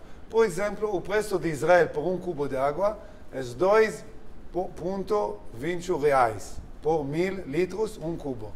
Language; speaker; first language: Portuguese; non-native, learner; Hebrew